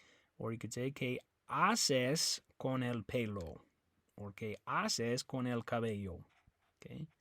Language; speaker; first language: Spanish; non-native, fluent; English